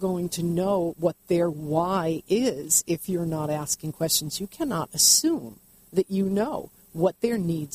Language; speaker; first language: English; native; English